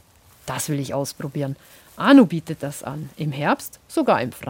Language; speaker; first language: German; native; German